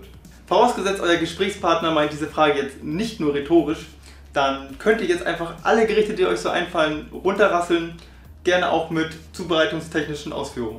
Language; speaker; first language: German; native; German